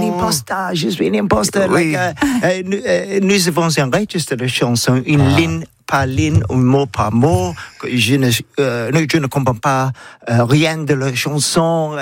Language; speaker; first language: French; non-native, learner; English